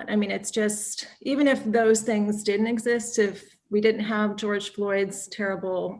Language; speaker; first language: English; native; English